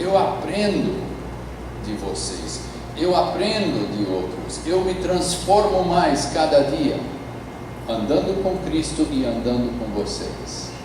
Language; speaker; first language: Portuguese; non-native, fluent; English